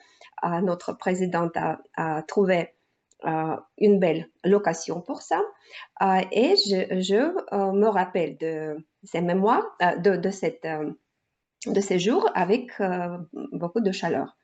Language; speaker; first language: French; non-native, learner; Russian